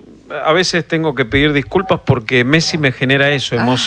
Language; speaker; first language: Spanish; native; Spanish